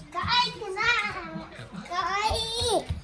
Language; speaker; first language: Japanese; native; Japanese